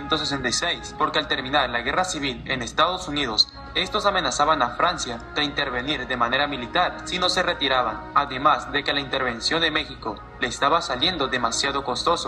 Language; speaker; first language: Spanish; native; Spanish